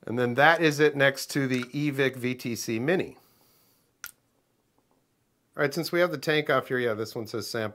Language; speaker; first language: English; native; English